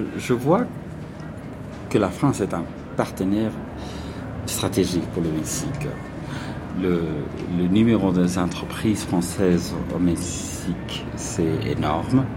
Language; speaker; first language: French; non-native, fluent; Spanish